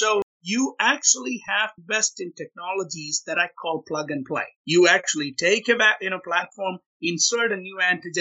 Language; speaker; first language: English; non-native, local second language; Malayalam